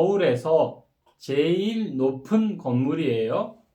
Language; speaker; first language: Korean; non-native, fluent; Kyrgyz